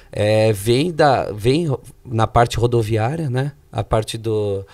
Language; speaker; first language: Portuguese; native; Portuguese